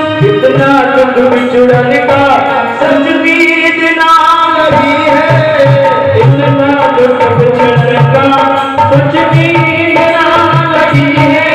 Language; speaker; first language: Hindi; native; Hindi